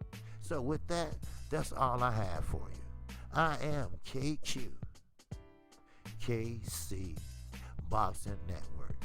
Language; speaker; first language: English; native; English